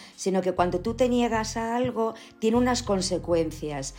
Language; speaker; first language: Spanish; native; Spanish